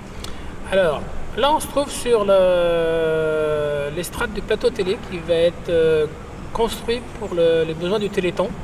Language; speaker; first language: French; native; French